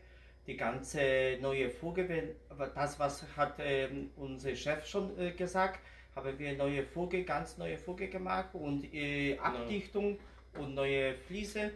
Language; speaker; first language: German; non-native, learner; Polish